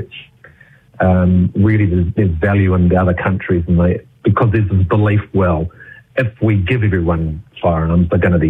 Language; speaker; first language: English; native; English